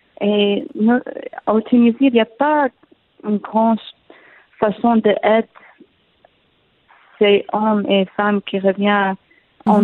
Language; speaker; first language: French; non-native, learner; Arabic